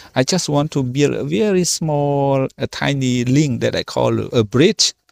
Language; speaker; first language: English; non-native, learner; Khmer